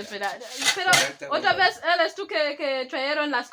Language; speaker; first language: Spanish; non-native, learner; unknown